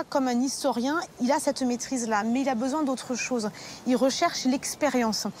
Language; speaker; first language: French; native; French